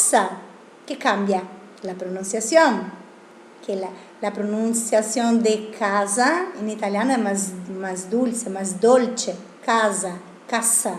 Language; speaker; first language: Spanish; non-native, fluent; Italian